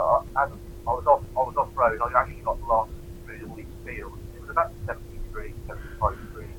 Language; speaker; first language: English; native; English